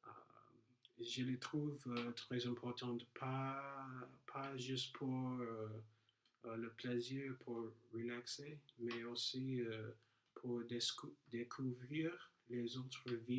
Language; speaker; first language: French; non-native, learner; English